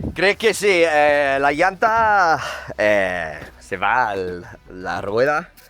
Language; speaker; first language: Spanish; non-native, learner; English